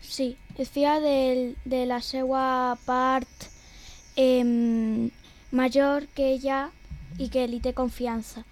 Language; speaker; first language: Catalan; non-native, local second language; Spanish